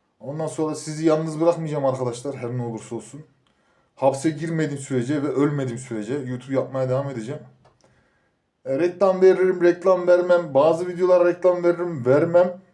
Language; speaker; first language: Turkish; native; Turkish